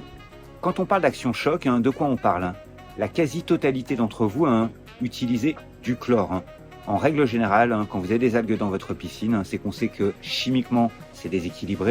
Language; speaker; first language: French; native; French